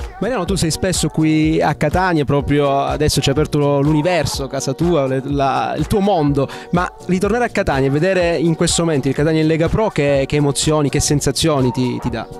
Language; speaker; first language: Italian; native; Italian